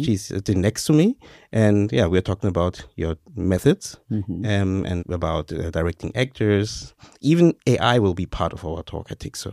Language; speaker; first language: English; non-native, fluent; German